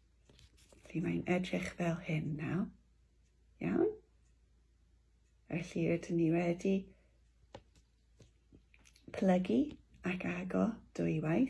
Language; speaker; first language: Welsh; non-native, local second language; English